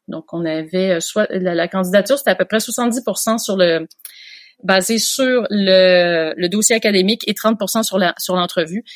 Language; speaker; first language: French; native; French